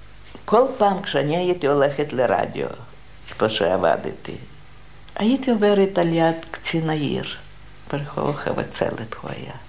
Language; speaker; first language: Hebrew; non-native, fluent; Russian